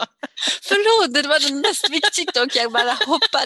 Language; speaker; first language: Swedish; non-native, fluent; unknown